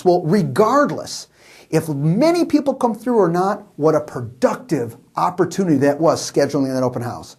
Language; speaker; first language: English; native; English